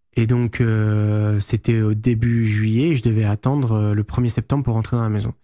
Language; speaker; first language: French; native; French